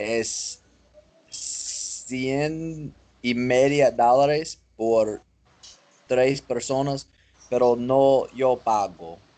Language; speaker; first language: Spanish; non-native, learner; English